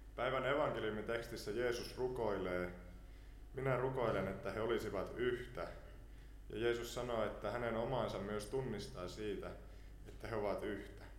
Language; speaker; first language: Finnish; native; Finnish